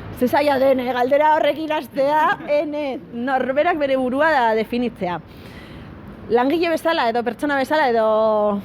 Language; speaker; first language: Basque; non-native, local second language; Spanish